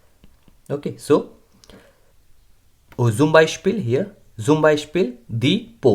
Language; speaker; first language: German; non-native, learner; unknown